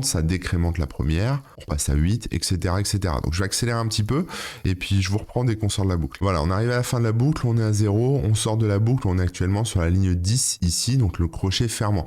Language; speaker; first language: French; native; French